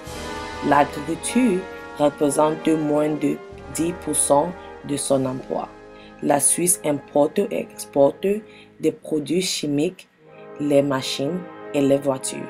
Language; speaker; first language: French; non-native, learner; English